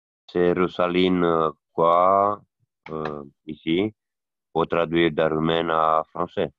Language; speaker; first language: French; non-native, learner; Romanian